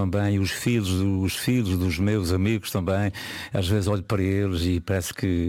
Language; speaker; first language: Portuguese; native; Portuguese